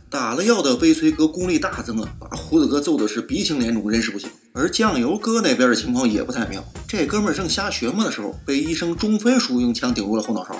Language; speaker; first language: Chinese; native; Chinese